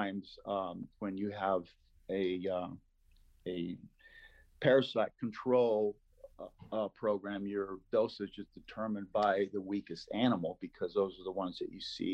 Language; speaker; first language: English; non-native, fluent; Spanish